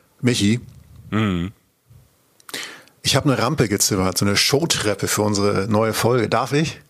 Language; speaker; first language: German; native; German